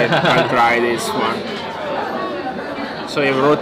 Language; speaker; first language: English; non-native, learner; Italian